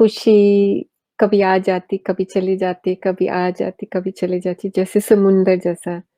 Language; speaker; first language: Hindi; early bilingual, heritage; Hindi